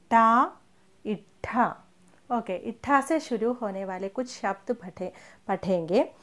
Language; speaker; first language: Hindi; non-native, local second language; Malayalam